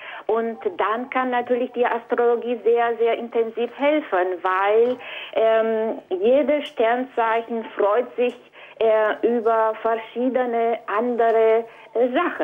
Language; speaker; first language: German; non-native, fluent; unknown